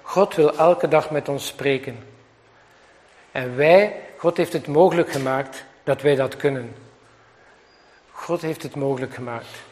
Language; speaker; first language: Dutch; native; Dutch